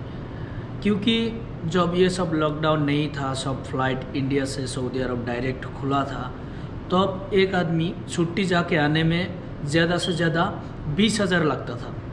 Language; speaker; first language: Hindi; non-native, local second language; Bangla